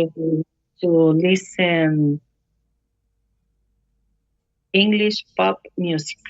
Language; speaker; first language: English; non-native, learner; Spanish